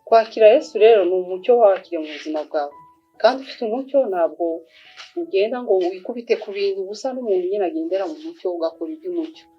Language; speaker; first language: Kinyarwanda; native; Kinyarwanda